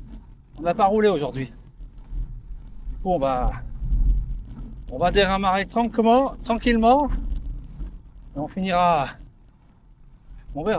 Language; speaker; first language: French; native; French